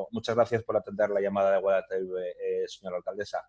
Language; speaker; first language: Spanish; native; Spanish